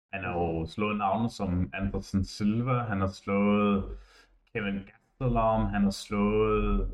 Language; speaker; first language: Danish; native; Danish